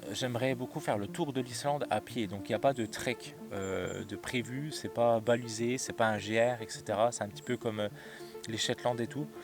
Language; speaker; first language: French; native; French